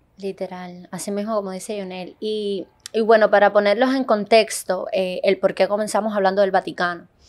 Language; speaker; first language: Spanish; native; Spanish